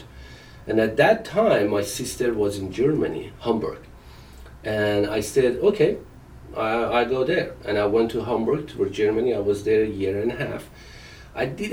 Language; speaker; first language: English; non-native, fluent; Persian